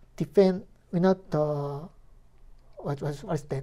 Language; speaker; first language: English; non-native, fluent; Korean